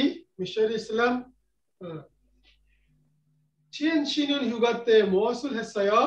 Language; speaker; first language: Korean; non-native, learner; Bangla